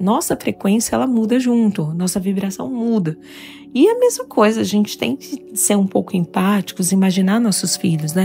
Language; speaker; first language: Portuguese; native; Portuguese